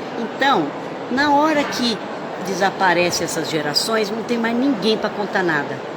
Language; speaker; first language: Portuguese; early bilingual, other home language; Italian